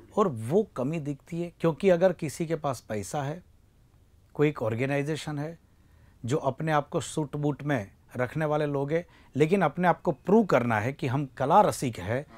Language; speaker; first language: Hindi; non-native, local second language; Gujarati